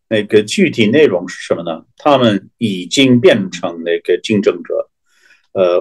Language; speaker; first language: Chinese; non-native, fluent; English